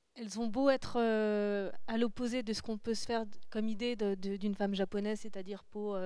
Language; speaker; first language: French; native; French